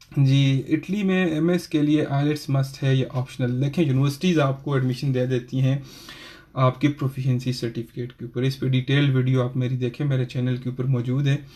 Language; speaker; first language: Urdu; non-native, local second language; Punjabi